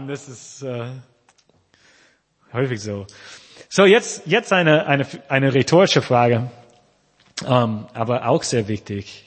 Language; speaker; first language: German; non-native, fluent; English